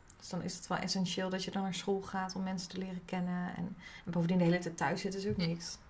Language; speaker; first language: Dutch; native; Dutch